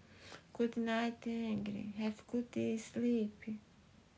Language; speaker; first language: English; non-native, learner; Portuguese